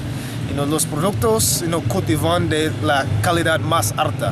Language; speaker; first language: Spanish; non-native, fluent; English